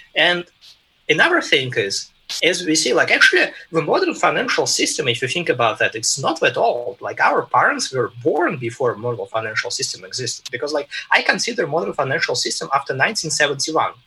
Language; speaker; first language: English; non-native, fluent; Russian